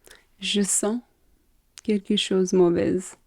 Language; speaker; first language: French; non-native, learner; English